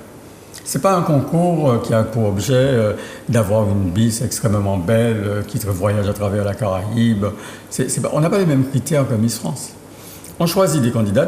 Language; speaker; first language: French; native; French